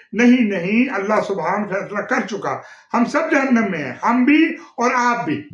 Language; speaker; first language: Urdu; non-native, local second language; Punjabi